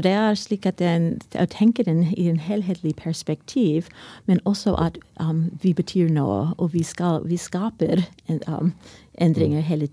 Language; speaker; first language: Norwegian; non-native, fluent; English